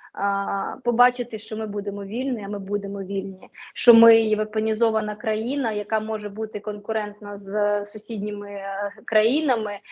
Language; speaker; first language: Ukrainian; non-native, local second language; Russian